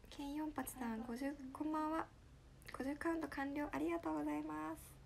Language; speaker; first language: Japanese; native; Japanese